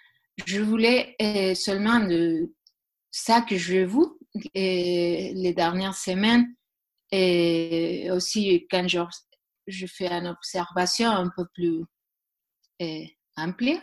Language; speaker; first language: French; non-native, learner; Spanish